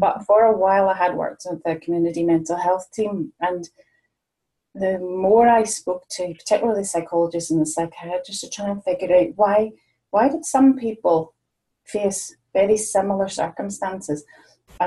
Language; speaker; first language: English; native; English